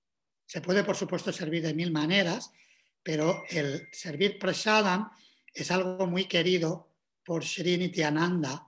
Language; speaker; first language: Spanish; native; Spanish